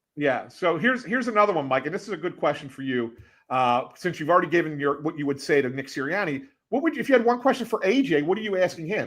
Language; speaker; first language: English; native; English